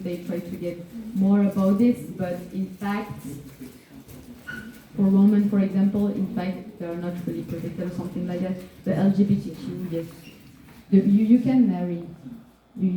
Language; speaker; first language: English; non-native, fluent; French